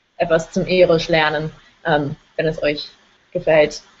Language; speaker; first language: German; non-native, fluent; English